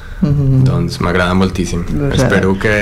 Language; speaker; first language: Catalan; non-native, learner; Spanish